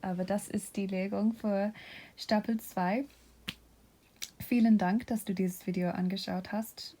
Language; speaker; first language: German; non-native, fluent; English